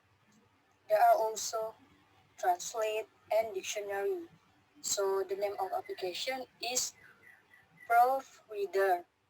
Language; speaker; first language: English; non-native, learner; Indonesian